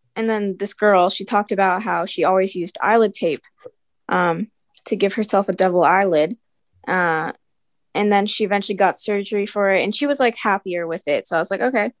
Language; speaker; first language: English; early bilingual, other home language; Filipino